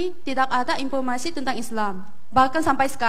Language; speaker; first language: Indonesian; non-native, fluent; Korean